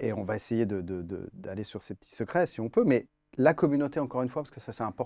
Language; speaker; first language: French; native; French